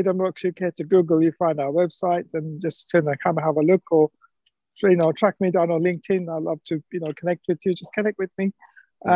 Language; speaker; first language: English; non-native, local second language; Sinhala